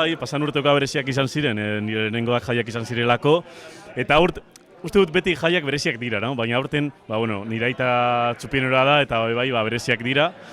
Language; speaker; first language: Basque; non-native, local second language; Spanish